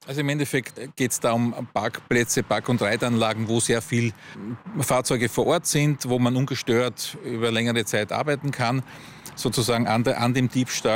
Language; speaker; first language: German; native; German